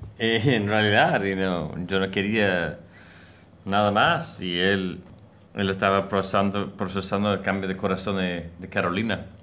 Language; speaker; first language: Spanish; non-native, learner; English